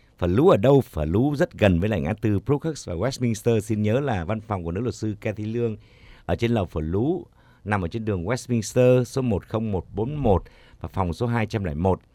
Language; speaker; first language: Vietnamese; native; Vietnamese